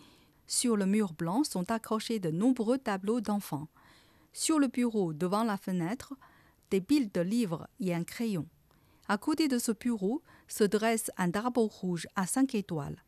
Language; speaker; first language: French; non-native, fluent; Chinese